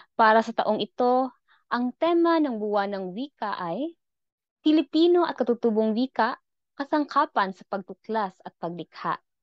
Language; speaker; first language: Filipino; non-native, local second language; Cebuano